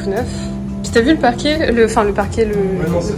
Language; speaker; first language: French; native; French